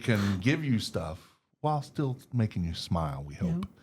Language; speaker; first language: English; native; English